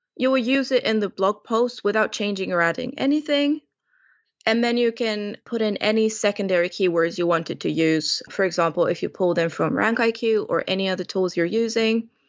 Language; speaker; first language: English; non-native, fluent; Romanian